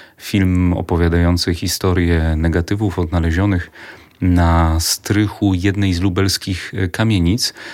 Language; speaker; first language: Polish; native; Polish